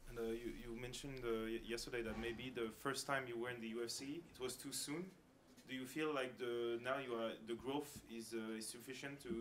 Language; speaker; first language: English; non-native, fluent; French